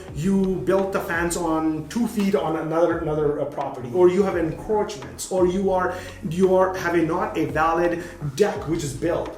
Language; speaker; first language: English; non-native, fluent; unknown